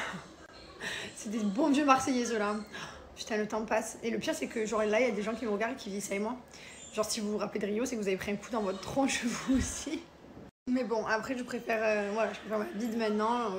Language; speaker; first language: French; native; French